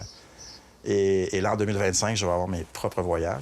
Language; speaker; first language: French; native; French